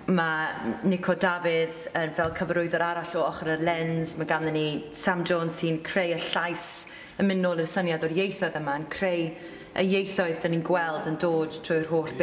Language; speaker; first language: Welsh; native; Welsh